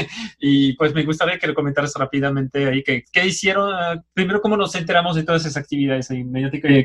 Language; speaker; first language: Spanish; native; Spanish